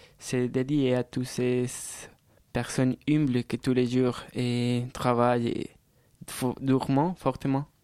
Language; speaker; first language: French; non-native, learner; Spanish